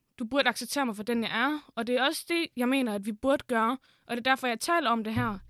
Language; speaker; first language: Danish; early bilingual, other home language; Arabic